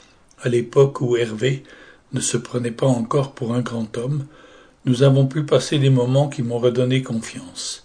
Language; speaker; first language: French; native; French